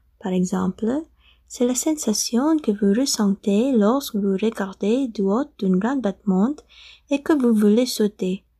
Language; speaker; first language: French; non-native, fluent; Filipino